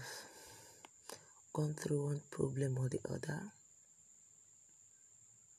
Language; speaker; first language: English; non-native, local second language; Igbo